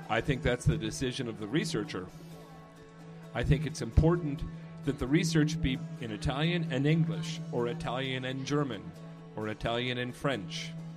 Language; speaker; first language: English; native; English